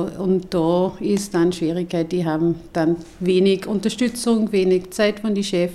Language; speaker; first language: German; non-native, fluent; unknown